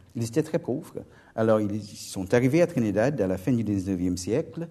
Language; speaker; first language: French; non-native, fluent; English